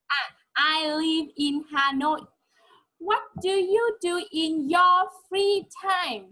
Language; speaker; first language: English; non-native, fluent; Vietnamese